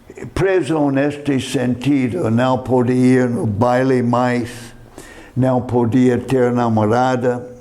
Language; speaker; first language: Portuguese; non-native, fluent; English